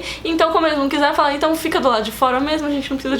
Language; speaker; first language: Portuguese; native; Portuguese